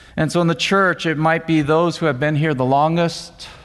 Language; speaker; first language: English; native; English